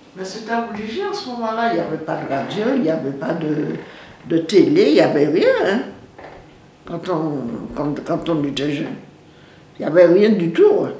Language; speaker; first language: French; native; French